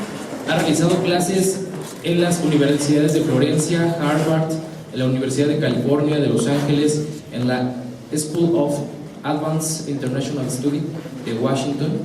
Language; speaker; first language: Spanish; native; Spanish